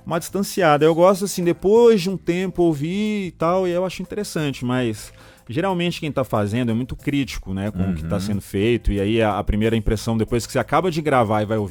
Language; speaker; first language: Portuguese; native; Portuguese